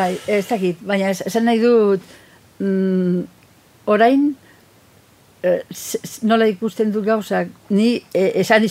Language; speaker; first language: Basque; non-native, fluent; Catalan